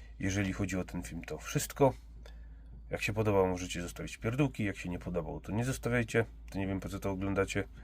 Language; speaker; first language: Polish; native; Polish